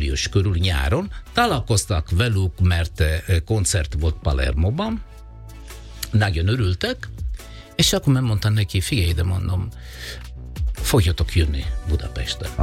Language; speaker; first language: Hungarian; non-native, learner; Italian